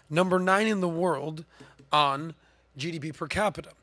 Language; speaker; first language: English; native; English